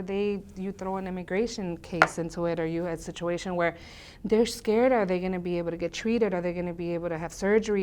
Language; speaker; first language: English; early bilingual, other home language; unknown